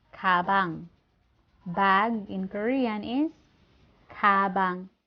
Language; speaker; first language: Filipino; native; Filipino